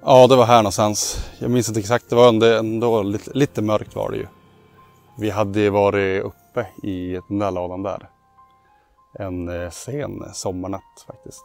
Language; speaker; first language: Swedish; native; Swedish